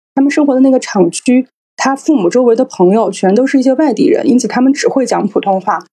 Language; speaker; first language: Chinese; native; Chinese